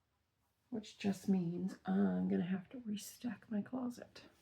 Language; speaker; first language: English; native; English